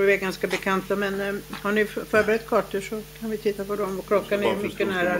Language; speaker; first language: Swedish; native; Swedish